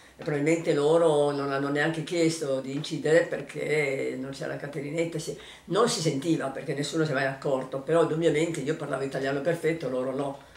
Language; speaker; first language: Italian; early bilingual, heritage; Italian